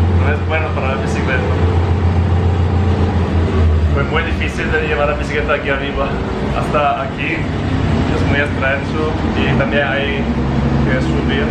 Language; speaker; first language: Spanish; non-native, fluent; Italian